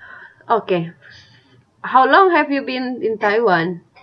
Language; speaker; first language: English; non-native, fluent; Indonesian